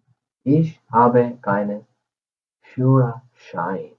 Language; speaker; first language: German; non-native, fluent; Urdu